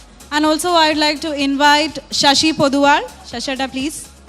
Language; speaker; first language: English; non-native, local second language; Malayalam